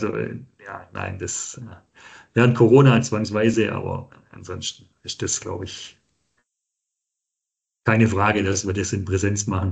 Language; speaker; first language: German; native; German